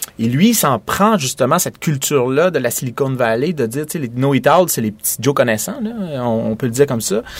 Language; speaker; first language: French; native; French